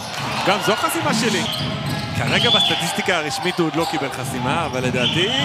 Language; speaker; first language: Hebrew; native; Hebrew